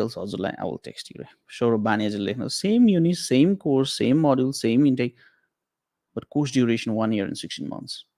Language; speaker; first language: English; non-native, local second language; Nepali